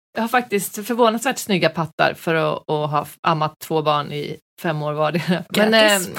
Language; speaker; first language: Swedish; native; Swedish